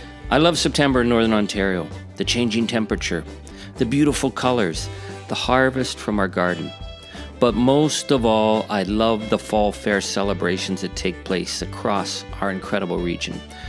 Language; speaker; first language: English; native; English